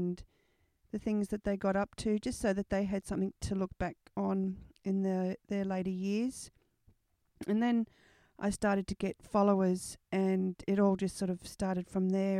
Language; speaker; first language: English; native; English